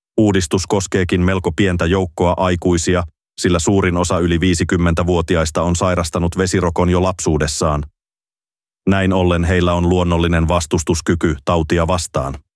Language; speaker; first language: Finnish; native; Finnish